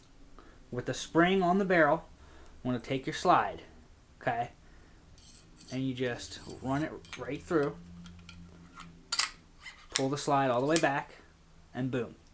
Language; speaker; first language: English; native; English